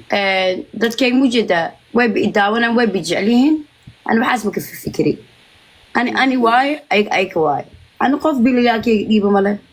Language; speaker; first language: Somali; early bilingual, heritage; Somali